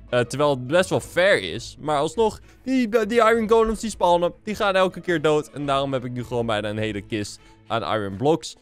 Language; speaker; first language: Dutch; native; Dutch